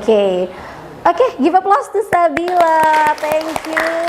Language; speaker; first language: English; non-native, learner; Indonesian